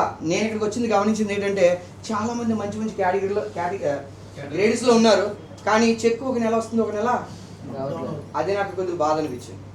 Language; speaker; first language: Telugu; native; Telugu